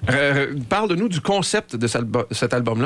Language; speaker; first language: French; native; French